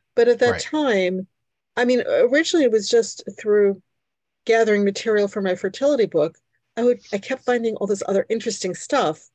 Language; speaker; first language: English; early bilingual, other home language; Hungarian